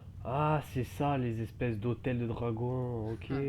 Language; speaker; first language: French; native; French